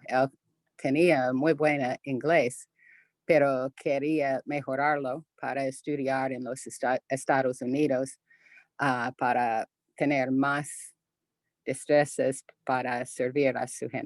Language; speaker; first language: Spanish; non-native, fluent; English